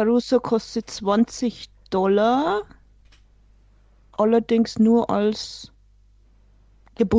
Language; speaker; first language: German; native; German